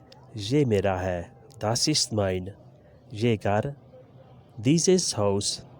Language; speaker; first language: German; non-native, learner; Urdu